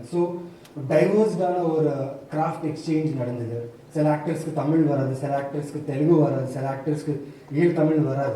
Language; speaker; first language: Tamil; non-native, fluent; Telugu